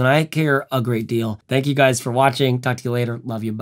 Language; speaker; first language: English; native; English